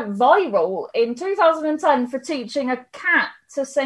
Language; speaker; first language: English; native; English